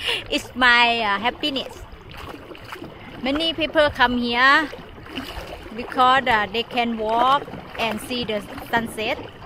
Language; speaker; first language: English; non-native, learner; Thai